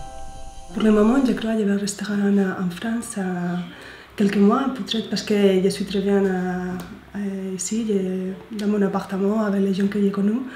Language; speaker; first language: French; non-native, learner; Spanish